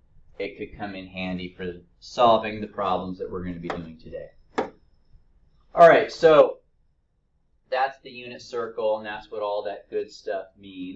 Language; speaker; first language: English; native; English